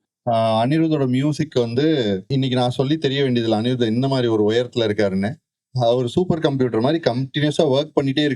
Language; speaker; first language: Tamil; native; Tamil